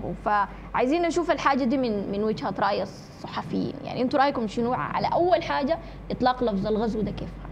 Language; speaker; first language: Arabic; native; Arabic